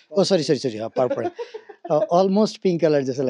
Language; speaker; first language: Hindi; non-native, fluent; Bangla